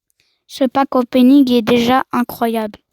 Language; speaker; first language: French; native; French